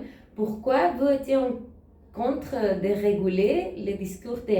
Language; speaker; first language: French; non-native, learner; Spanish